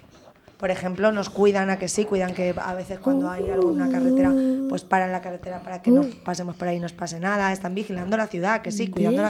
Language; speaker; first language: Spanish; native; Spanish